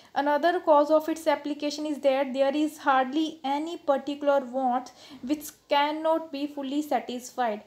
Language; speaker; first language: English; non-native, local second language; Punjabi